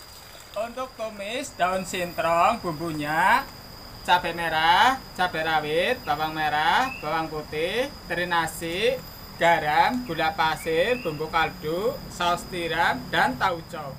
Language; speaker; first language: Indonesian; non-native, local second language; Javanese